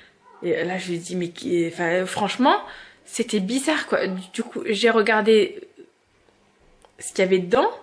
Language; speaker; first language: French; native; French